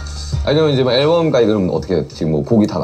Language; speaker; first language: Korean; native; Korean